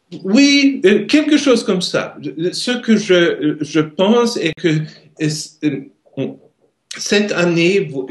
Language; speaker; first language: French; non-native, learner; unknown